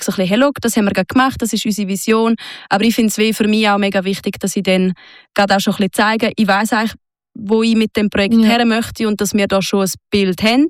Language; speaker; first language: German; native; German